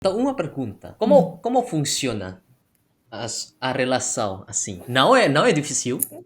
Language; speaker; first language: Portuguese; non-native, learner; Indonesian